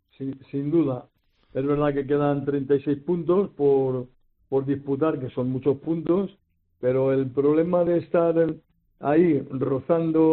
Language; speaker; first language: Spanish; native; Spanish